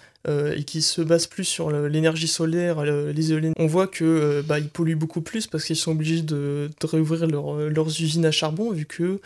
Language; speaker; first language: French; native; French